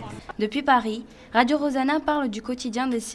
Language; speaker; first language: French; native; French